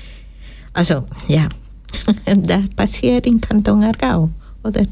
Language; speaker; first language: German; non-native, fluent; Spanish